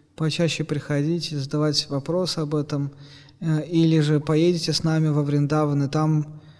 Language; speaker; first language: Russian; native; Russian